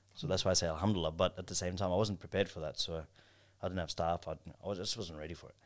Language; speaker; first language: English; native; English